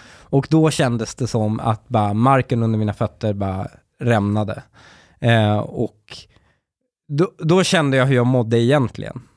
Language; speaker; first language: Swedish; early bilingual, other home language; Persian